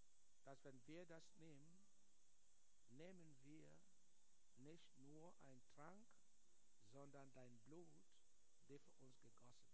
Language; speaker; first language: German; non-native, learner; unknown